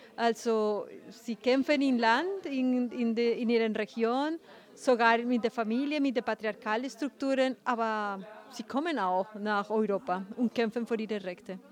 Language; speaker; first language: German; non-native, fluent; Spanish